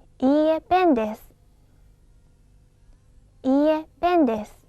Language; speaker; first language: Japanese; non-native, learner; Thai